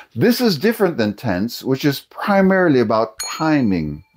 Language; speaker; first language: English; native; English